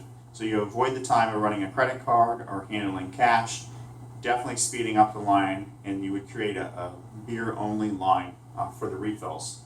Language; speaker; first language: English; native; English